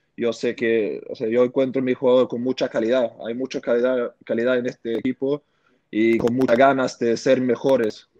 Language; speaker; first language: Spanish; early bilingual, heritage; Swedish